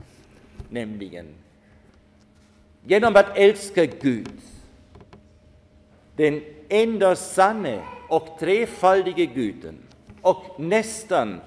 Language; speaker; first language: Swedish; non-native, fluent; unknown